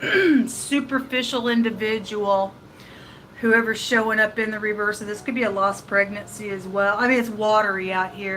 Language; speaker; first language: English; native; English